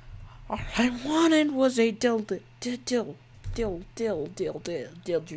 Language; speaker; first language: English; native; English